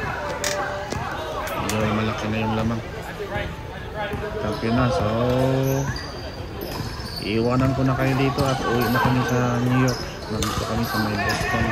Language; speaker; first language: Filipino; native; Filipino